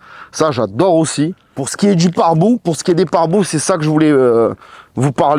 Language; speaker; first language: French; native; French